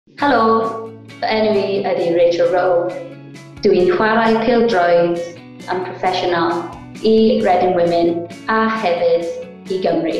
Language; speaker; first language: Welsh; non-native, local second language; English